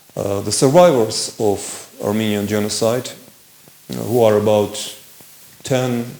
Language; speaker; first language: English; non-native, fluent; Armenian